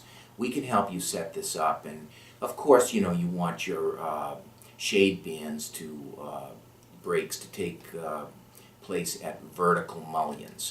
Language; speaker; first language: English; native; English